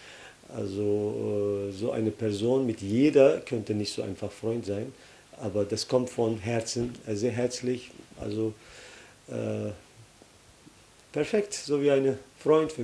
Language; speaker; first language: German; non-native, fluent; Turkish